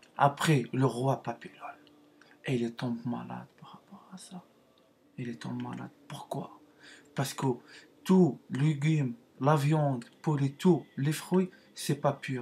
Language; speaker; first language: French; non-native, learner; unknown